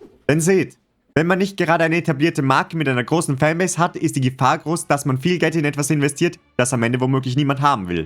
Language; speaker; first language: German; native; German